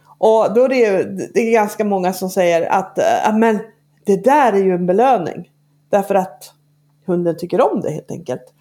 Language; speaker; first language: Swedish; native; Swedish